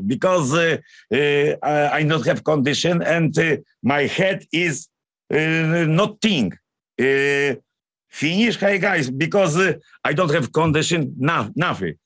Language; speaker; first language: English; non-native, learner; Polish